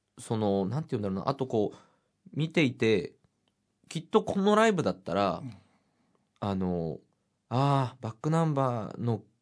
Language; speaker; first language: Japanese; native; Japanese